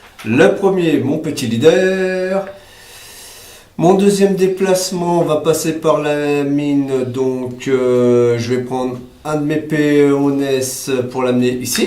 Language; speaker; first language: French; native; French